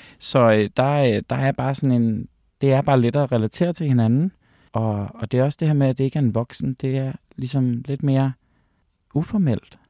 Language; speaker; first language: Danish; native; Danish